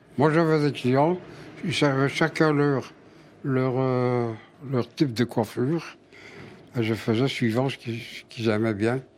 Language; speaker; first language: French; native; French